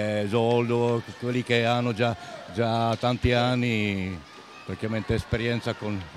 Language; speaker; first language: Italian; non-native, learner; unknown